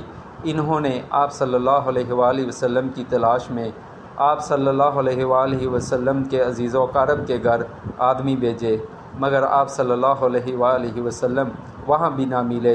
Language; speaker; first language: Urdu; native; Urdu